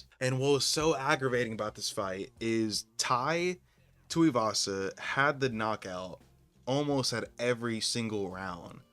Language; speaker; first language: English; native; English